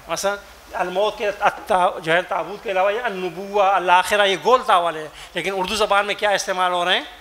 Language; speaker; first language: Urdu; native; Urdu